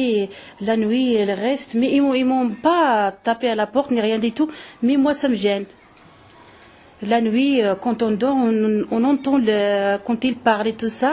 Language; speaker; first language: French; early bilingual, other home language; Arabic